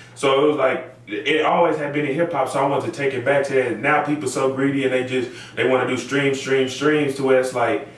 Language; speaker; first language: English; native; English